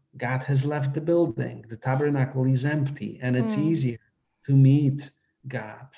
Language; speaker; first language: English; non-native, fluent; Polish